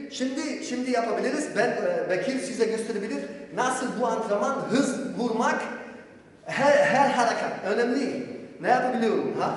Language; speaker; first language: Turkish; non-native, learner; Polish